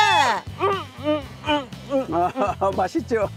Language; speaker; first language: Korean; native; Korean